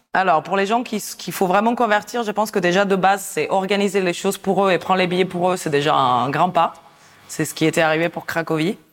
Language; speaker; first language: French; non-native, fluent; Italian